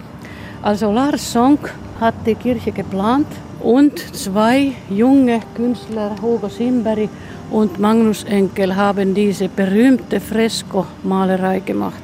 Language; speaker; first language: German; non-native, fluent; Finnish